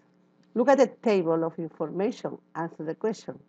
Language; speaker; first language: English; non-native, learner; Spanish